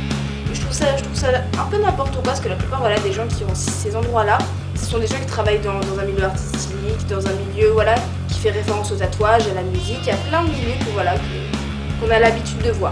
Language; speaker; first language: French; native; French